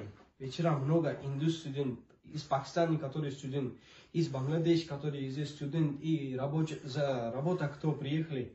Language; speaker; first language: Russian; non-native, learner; Urdu